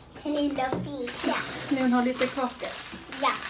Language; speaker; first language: Swedish; non-native, learner; Thai